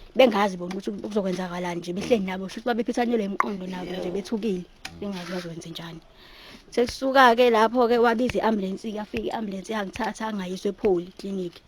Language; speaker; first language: Zulu; native; Zulu